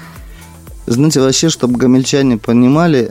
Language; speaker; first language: Russian; native; Russian